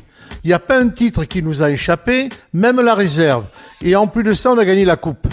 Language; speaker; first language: French; native; French